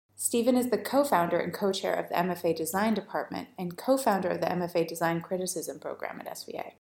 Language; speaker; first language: English; native; English